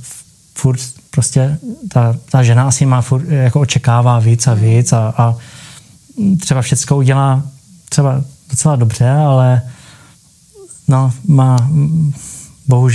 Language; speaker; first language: Czech; early bilingual, heritage; Czech